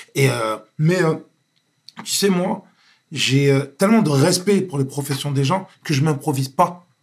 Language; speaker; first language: French; native; French